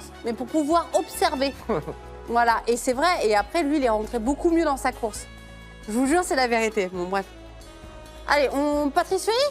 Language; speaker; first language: French; native; French